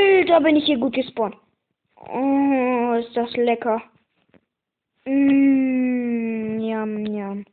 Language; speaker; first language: German; native; German